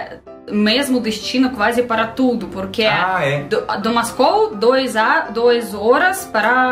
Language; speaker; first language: Portuguese; non-native, learner; Russian